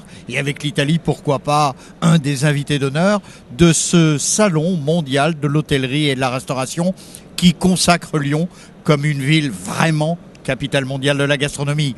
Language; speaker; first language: French; native; French